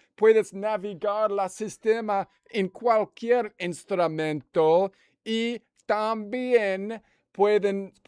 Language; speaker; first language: Spanish; non-native, learner; English